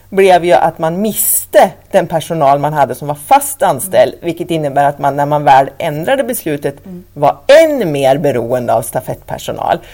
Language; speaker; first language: Swedish; native; Swedish